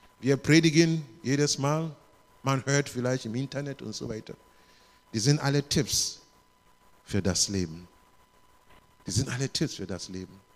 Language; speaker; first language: German; non-native, learner; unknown